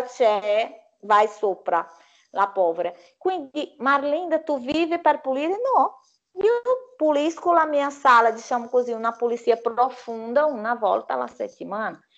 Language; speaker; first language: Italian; non-native, fluent; Portuguese